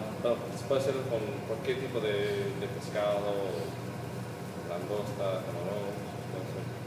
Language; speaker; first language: Spanish; early bilingual, heritage; Spanish